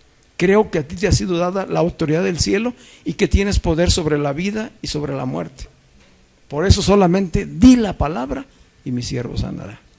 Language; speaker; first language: Spanish; native; Spanish